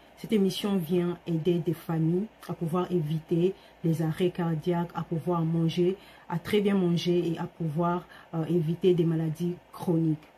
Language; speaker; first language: French; non-native, local second language; Lingala